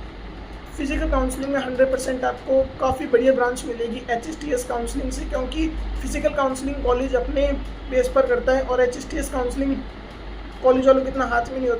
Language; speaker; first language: Hindi; native; Hindi